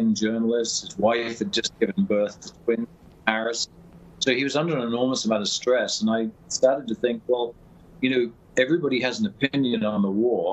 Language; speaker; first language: English; native; English